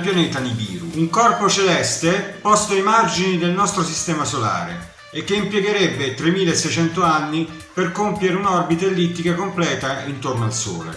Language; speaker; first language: Italian; native; Italian